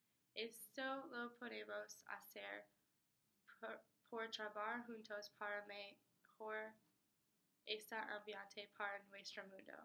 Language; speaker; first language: Spanish; non-native, learner; English